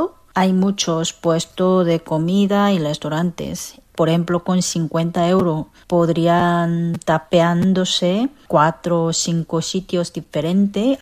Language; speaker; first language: Spanish; non-native, fluent; Korean